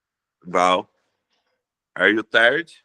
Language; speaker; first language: English; non-native, learner; Portuguese